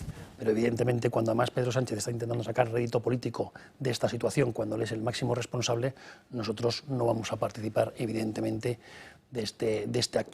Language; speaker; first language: Spanish; native; Spanish